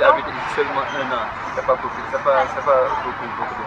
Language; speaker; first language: French; non-native, learner; Wolof